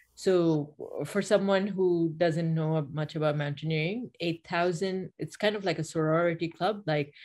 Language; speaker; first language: English; non-native, local second language; Bangla